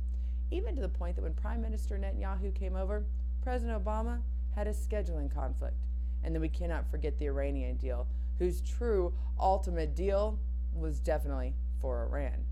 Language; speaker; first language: English; native; English